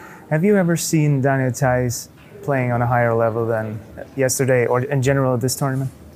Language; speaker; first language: English; non-native, fluent; German